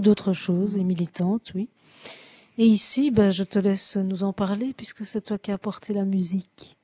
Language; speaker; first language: French; native; French